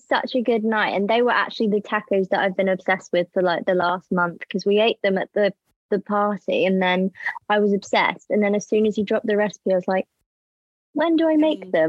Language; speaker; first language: English; native; English